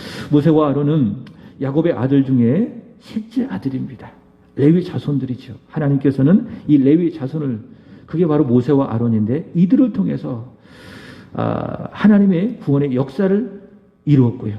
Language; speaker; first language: Korean; native; Korean